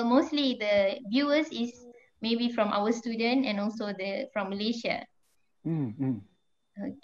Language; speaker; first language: English; non-native, fluent; Malay